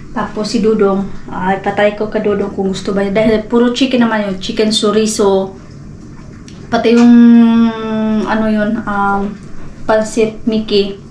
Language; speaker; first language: Filipino; non-native, local second language; Cebuano